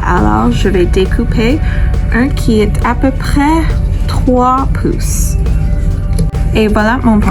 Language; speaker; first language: French; non-native, fluent; English